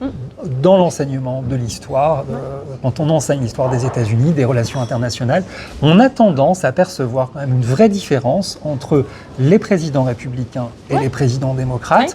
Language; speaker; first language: French; native; French